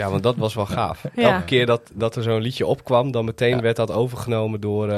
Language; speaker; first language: Dutch; native; Dutch